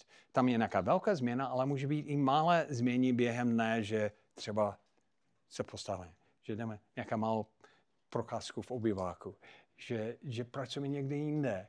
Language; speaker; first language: Czech; non-native, fluent; English